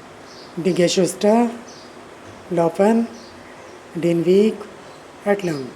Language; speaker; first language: German; non-native, learner; Urdu